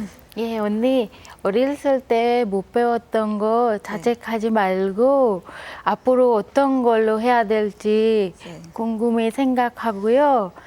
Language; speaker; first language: Korean; non-native, fluent; Sinhala